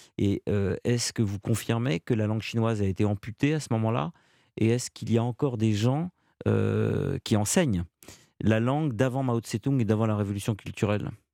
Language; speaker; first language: French; native; French